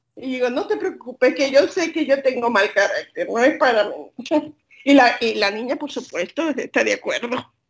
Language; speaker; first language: Spanish; native; Spanish